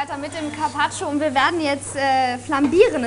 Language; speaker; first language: German; native; German